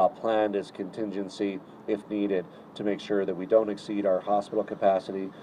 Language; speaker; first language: English; native; English